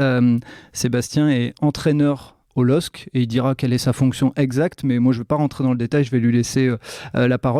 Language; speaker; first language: French; native; French